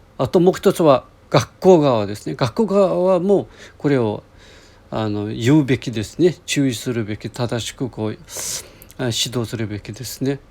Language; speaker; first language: Japanese; non-native, fluent; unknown